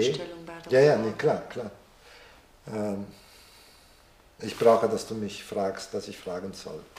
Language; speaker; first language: German; non-native, fluent; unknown